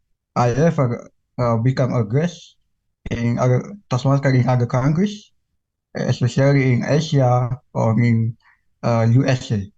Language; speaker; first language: English; non-native, learner; Indonesian